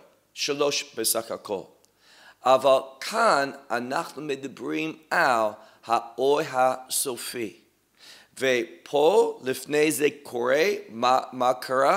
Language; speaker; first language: Hebrew; non-native, fluent; English